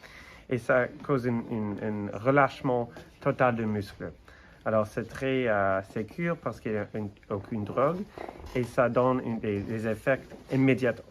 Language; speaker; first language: French; non-native, fluent; English